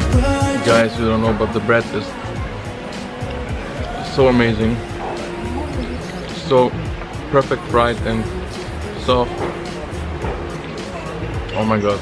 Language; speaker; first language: English; non-native, learner; Bosnian